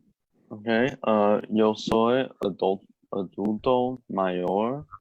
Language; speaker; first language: Spanish; non-native, learner; English